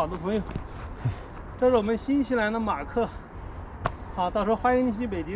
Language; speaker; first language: Chinese; native; Chinese